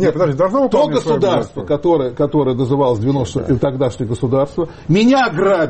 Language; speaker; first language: Russian; native; Russian